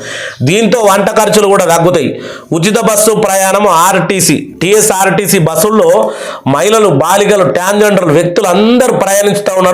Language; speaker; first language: Telugu; native; Telugu